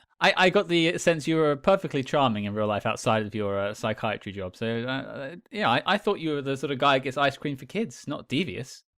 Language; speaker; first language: English; native; English